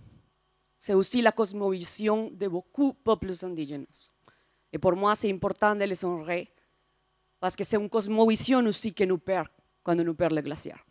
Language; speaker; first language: French; non-native, fluent; Spanish